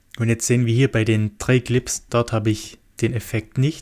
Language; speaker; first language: German; native; German